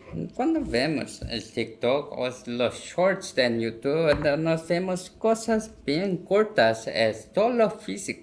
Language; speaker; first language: Spanish; non-native, learner; Korean